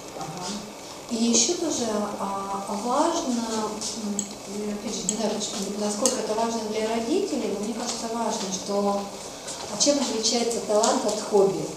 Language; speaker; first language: Russian; native; Russian